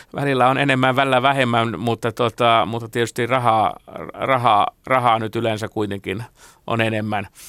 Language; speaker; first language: Finnish; non-native, local second language; Swedish